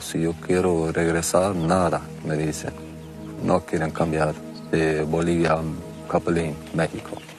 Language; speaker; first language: Spanish; non-native, local second language; Plautdietsch